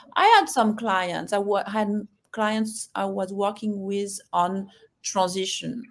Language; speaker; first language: English; non-native, fluent; French